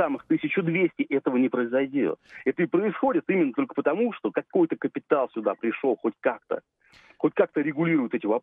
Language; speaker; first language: Russian; native; Russian